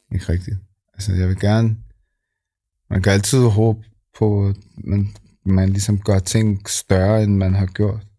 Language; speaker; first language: Danish; native; Danish